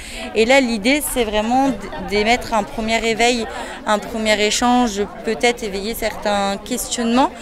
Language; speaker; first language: French; native; French